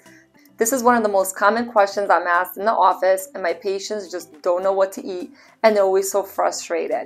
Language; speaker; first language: English; native; English